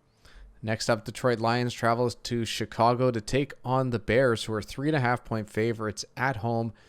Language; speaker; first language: English; native; English